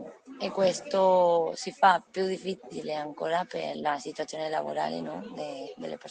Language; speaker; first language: Italian; non-native, learner; Spanish